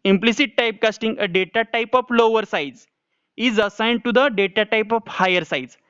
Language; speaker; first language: English; non-native, local second language; Marathi